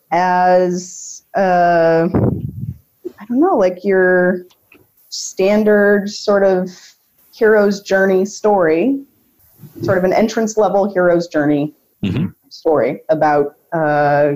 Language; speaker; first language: English; native; English